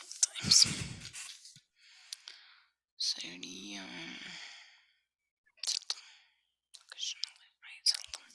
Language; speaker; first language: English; non-native, learner; Spanish